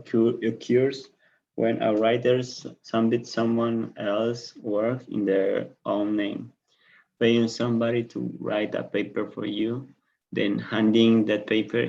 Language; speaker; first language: English; non-native, learner; Spanish